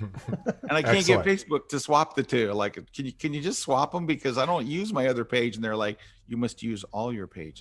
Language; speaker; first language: English; native; English